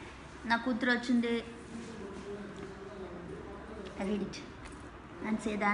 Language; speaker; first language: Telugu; non-native, local second language; Malayalam